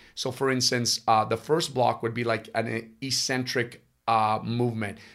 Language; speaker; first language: English; non-native, fluent; Italian